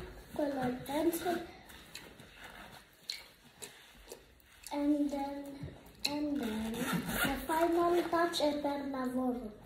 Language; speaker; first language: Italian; early bilingual, other home language; Filipino